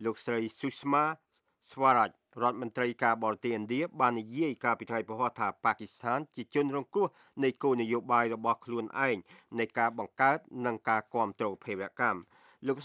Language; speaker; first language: Khmer; native; Khmer